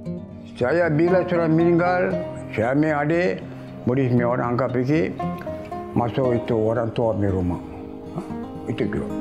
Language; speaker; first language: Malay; non-native, local second language; Tamil